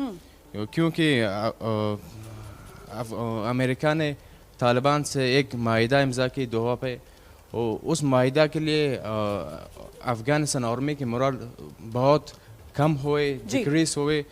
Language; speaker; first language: Hindi; non-native, learner; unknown